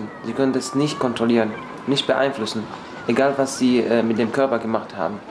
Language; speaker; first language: German; non-native, fluent; Arabic